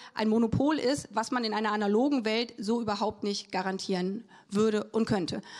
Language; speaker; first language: German; native; German